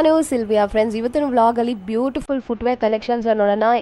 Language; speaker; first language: Kannada; native; Kannada